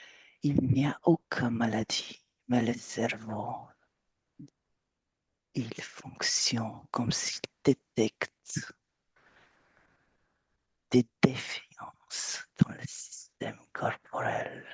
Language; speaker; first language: French; non-native, fluent; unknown